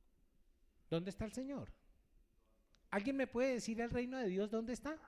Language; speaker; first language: Spanish; native; Spanish